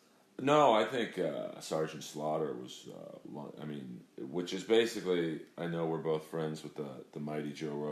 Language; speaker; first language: English; native; English